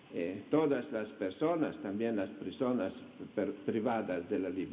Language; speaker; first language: Spanish; non-native, fluent; Slovenian